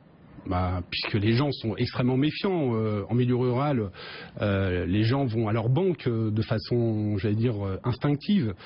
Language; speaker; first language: French; native; French